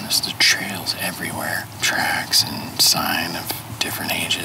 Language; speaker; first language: English; native; English